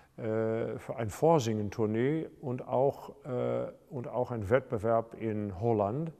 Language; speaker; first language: German; non-native, fluent; English